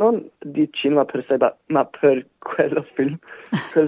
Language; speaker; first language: Italian; non-native, fluent; English